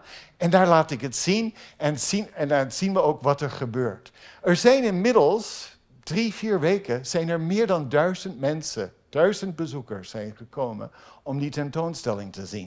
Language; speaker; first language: Dutch; non-native, fluent; English